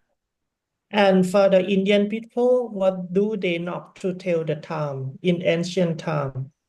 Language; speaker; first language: English; non-native, learner; Korean